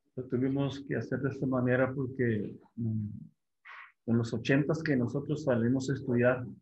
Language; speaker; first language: Spanish; non-native, local second language; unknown